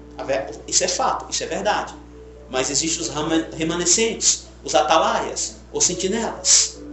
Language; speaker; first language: Portuguese; native; Portuguese